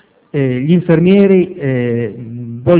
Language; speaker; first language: Italian; native; Italian